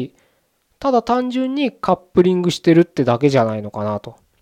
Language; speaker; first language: Japanese; native; Japanese